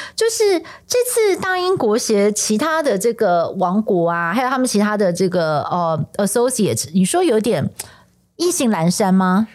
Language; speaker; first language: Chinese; native; Chinese